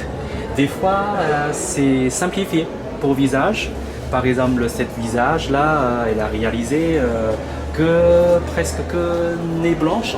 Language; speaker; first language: French; non-native, learner; Chinese